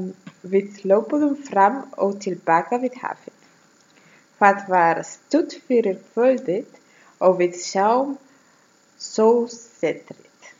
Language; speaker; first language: Icelandic; non-native, learner; German